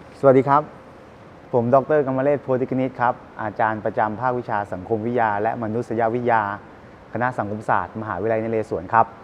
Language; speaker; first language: Thai; native; Thai